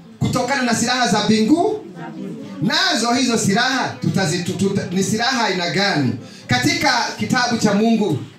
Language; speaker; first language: Swahili; non-native, local second language; Kikuyu